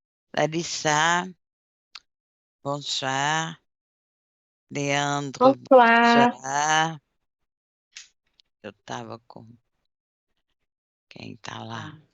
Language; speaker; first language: Portuguese; non-native, fluent; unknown